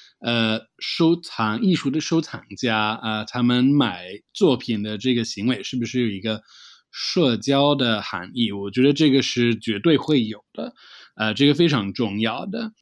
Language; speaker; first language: Chinese; non-native, fluent; English